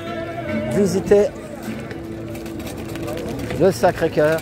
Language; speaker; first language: French; native; French